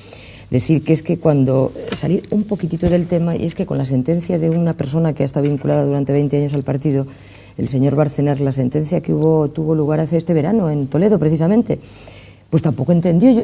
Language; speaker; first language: Spanish; native; Spanish